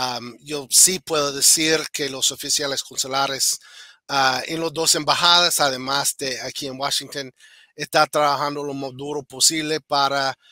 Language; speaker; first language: Spanish; non-native, fluent; English